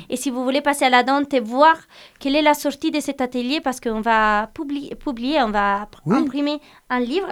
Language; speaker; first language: French; non-native, fluent; Italian